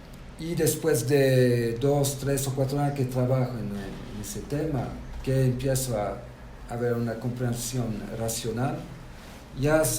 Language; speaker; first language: Spanish; non-native, fluent; French